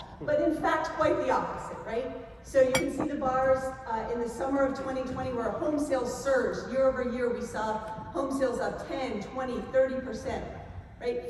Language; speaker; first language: English; native; English